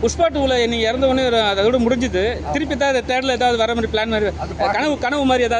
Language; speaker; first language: Tamil; native; Tamil